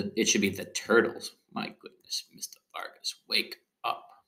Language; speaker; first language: English; early bilingual, other home language; Spanish